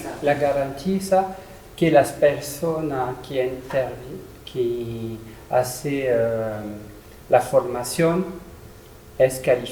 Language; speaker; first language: Spanish; non-native, learner; French